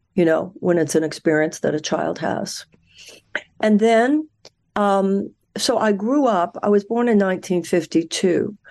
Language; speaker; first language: English; native; English